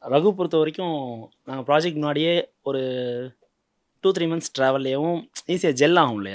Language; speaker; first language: Tamil; native; Tamil